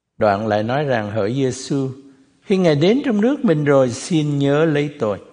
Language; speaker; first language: Vietnamese; native; Vietnamese